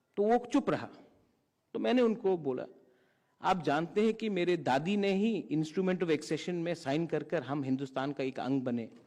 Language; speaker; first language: Hindi; non-native, local second language; Kok Borok